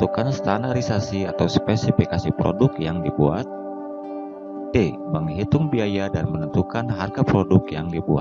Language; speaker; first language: Indonesian; native; Indonesian